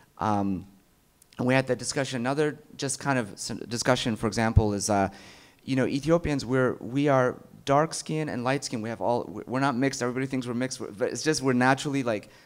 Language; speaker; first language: English; early bilingual, other home language; Amharic